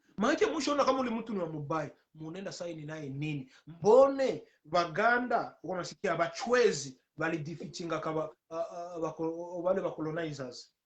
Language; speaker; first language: Swahili; native; Swahili